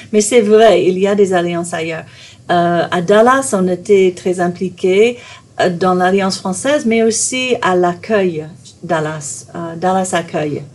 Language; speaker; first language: French; non-native, fluent; English